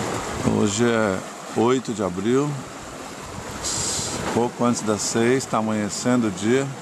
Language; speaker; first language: Portuguese; native; Portuguese